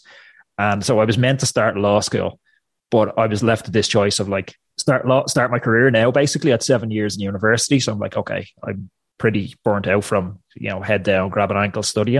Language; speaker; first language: English; native; English